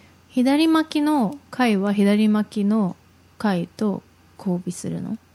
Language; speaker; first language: Japanese; early bilingual, heritage; Japanese